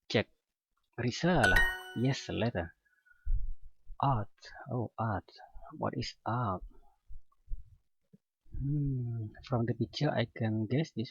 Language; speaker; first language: English; non-native, learner; Indonesian